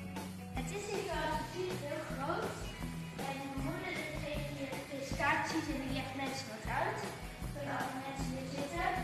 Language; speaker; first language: Dutch; native; Dutch